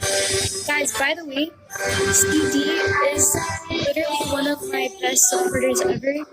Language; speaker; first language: English; early bilingual, heritage; Amharic